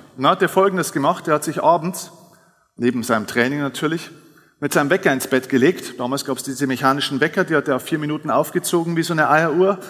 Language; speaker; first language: German; native; German